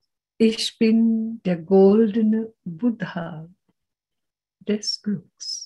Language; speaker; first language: German; non-native, fluent; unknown